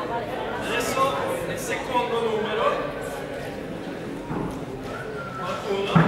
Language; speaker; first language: Italian; non-native, fluent; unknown